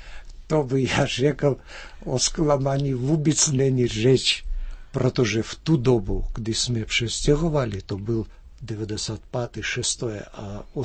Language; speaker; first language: Czech; early bilingual, heritage; Czech